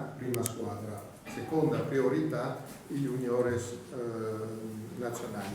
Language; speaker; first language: Italian; native; Italian